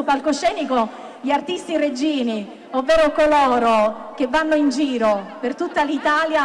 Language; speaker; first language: Italian; native; Italian